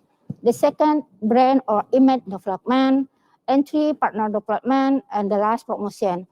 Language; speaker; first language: English; non-native, learner; Indonesian